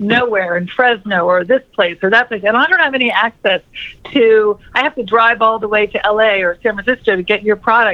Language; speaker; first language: English; native; English